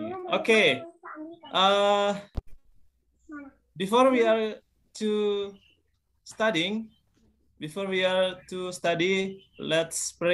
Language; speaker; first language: English; non-native, learner; Indonesian